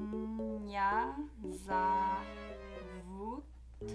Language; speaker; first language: Russian; non-native, learner; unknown